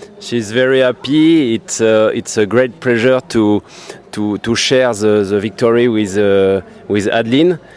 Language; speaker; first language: English; non-native, learner; French